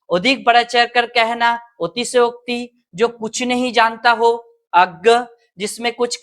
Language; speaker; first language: Hindi; non-native, local second language; Bangla